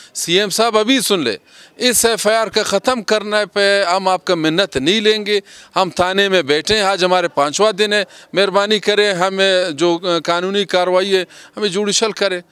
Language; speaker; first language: Urdu; non-native, local second language; Baluchi